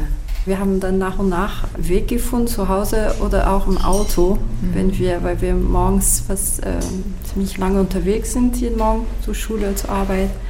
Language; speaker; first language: German; non-native, fluent; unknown